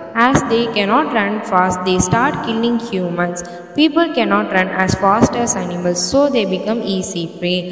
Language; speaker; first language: English; non-native, local second language; Tamil